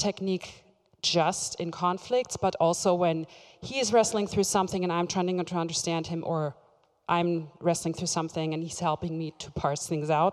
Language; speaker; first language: English; non-native, fluent; German